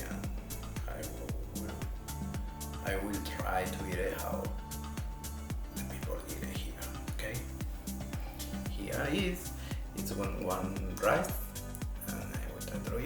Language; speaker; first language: English; non-native, learner; Spanish